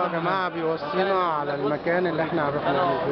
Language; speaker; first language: Arabic; native; Arabic